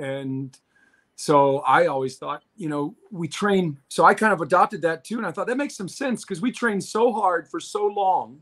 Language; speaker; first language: English; native; English